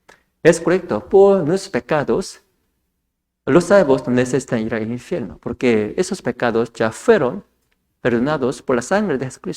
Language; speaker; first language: Spanish; non-native, fluent; Korean